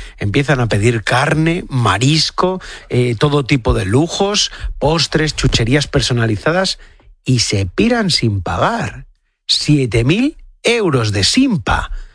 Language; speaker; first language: Spanish; native; Spanish